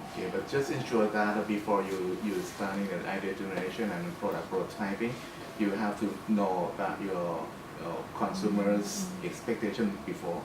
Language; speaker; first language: English; non-native, fluent; Thai